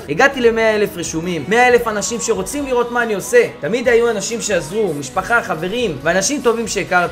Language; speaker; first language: Hebrew; native; Hebrew